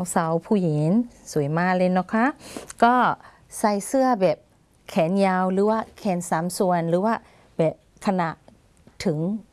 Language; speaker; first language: Thai; non-native, fluent; Burmese